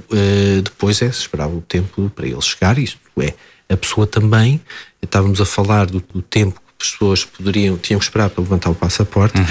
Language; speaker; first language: Portuguese; native; Portuguese